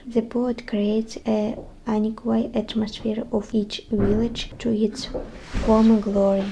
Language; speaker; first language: English; non-native, learner; Russian